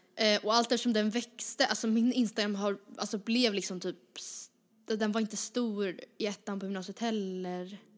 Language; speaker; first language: Swedish; native; Swedish